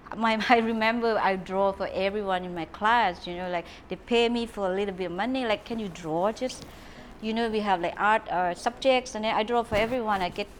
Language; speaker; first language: English; non-native, fluent; Thai